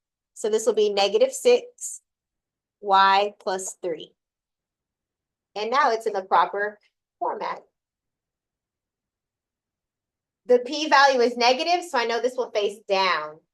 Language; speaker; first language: English; native; English